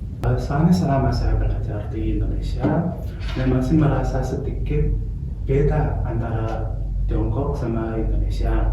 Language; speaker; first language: Indonesian; non-native, fluent; Chinese